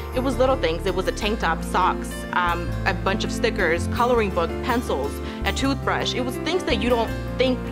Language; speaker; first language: English; early bilingual, other home language; Ukrainian